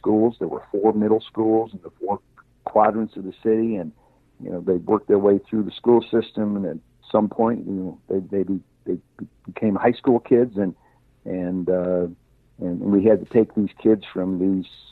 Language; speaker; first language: English; native; English